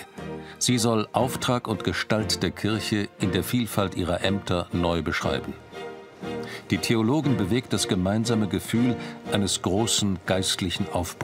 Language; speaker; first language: German; native; German